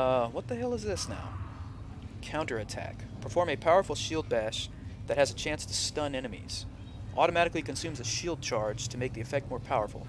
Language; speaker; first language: English; native; English